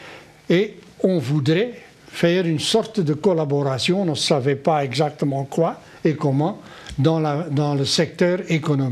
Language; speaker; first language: French; non-native, local second language; Dutch